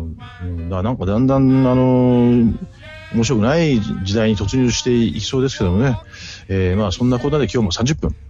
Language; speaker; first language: Japanese; native; Japanese